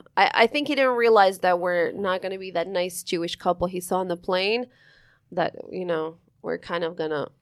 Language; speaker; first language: English; early bilingual, other home language; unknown